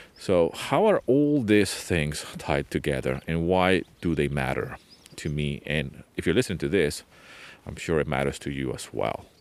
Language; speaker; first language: English; non-native, fluent; Spanish